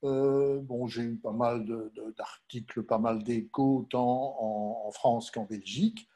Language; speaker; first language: French; native; French